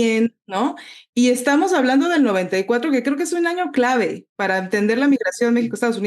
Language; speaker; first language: Spanish; native; Spanish